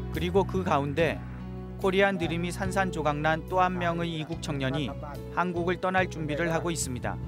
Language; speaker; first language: Korean; native; Korean